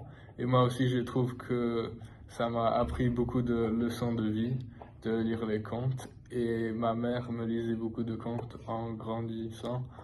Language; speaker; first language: French; non-native, fluent; English